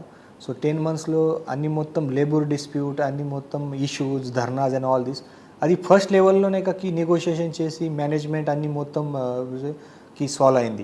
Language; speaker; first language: Telugu; non-native, learner; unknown